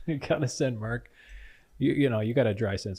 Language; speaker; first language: English; native; English